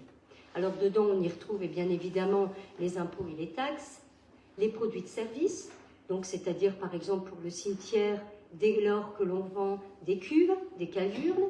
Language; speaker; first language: French; native; French